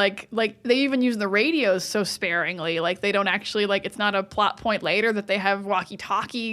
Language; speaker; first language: English; native; English